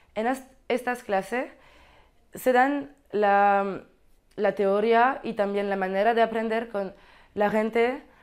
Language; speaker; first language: Spanish; non-native, learner; French